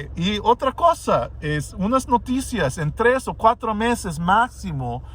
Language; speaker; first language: Spanish; non-native, fluent; English